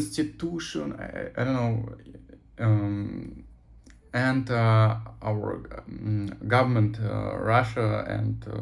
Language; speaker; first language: English; non-native, learner; Russian